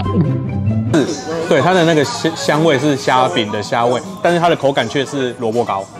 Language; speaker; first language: Chinese; native; Chinese